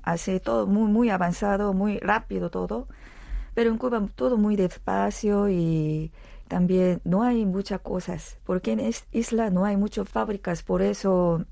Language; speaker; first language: Spanish; non-native, learner; Korean